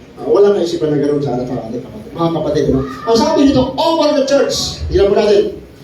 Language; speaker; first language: Filipino; non-native, local second language; Iloko